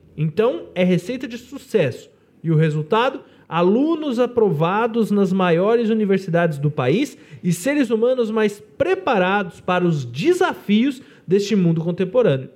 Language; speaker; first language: Portuguese; native; Portuguese